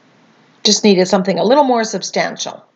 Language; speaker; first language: English; native; English